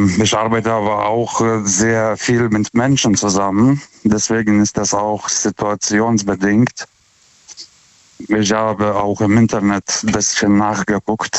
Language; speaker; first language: German; native; German